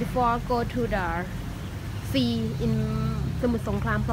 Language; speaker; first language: English; non-native, learner; Thai